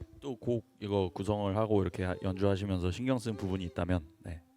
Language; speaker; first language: Korean; native; Korean